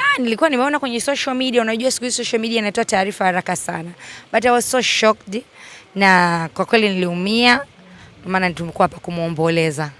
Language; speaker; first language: Swahili; native; Swahili